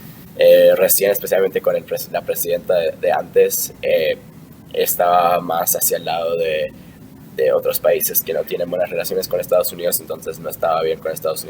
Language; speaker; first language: Spanish; early bilingual, heritage; Spanish